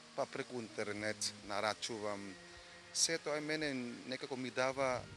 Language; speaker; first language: Macedonian; non-native, fluent; Vietnamese